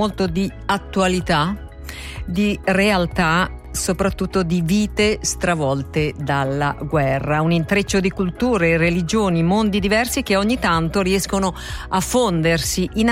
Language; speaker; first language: Italian; native; Italian